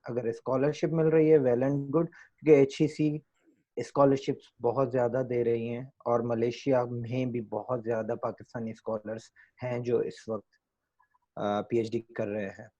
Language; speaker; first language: Urdu; non-native, local second language; Sindhi